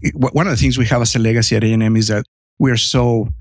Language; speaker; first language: English; non-native, fluent; Spanish